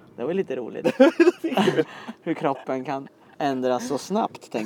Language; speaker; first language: Swedish; native; Swedish